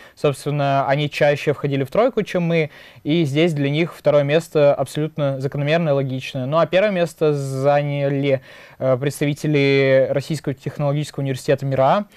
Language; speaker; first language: Russian; native; Russian